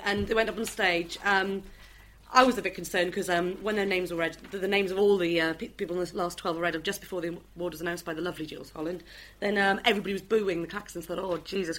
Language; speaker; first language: English; native; English